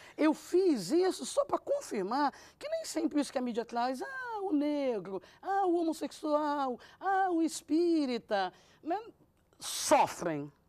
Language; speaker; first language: Portuguese; native; Portuguese